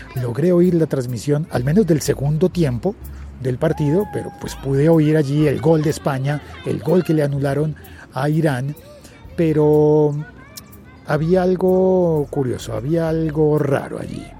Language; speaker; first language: Spanish; native; Spanish